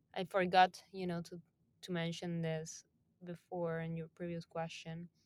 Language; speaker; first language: English; non-native, fluent; Spanish